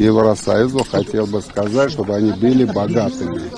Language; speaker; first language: Russian; non-native, local second language; Armenian